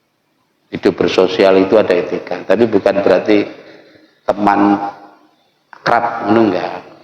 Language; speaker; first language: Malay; non-native, local second language; Javanese